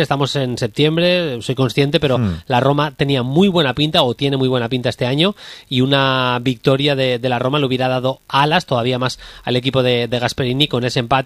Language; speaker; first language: Spanish; native; Spanish